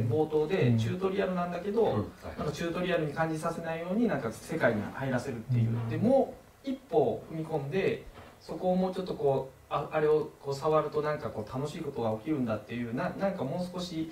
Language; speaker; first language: Japanese; native; Japanese